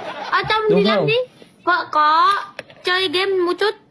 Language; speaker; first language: Vietnamese; non-native, learner; Indonesian